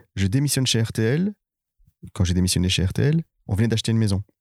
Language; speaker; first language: French; native; French